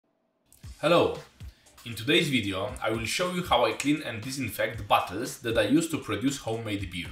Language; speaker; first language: English; non-native, fluent; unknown